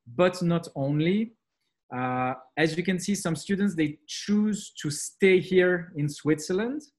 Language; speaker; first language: English; non-native, fluent; French